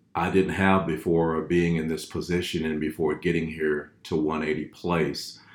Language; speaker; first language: English; native; English